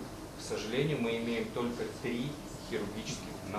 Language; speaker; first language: Russian; native; Russian